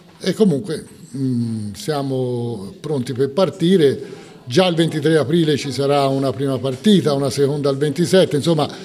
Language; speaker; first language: Italian; native; Italian